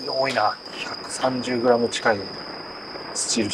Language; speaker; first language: Japanese; native; Japanese